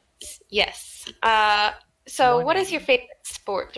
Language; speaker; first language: English; native; English